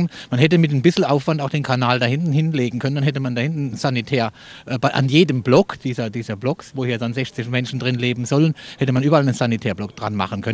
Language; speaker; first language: German; native; German